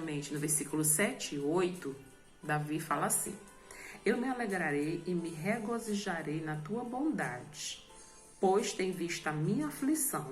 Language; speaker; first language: Portuguese; native; Portuguese